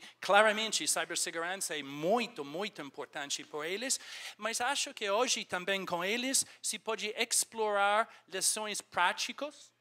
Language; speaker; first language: Portuguese; non-native, fluent; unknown